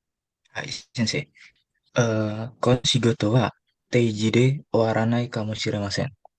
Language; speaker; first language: Japanese; non-native, learner; Indonesian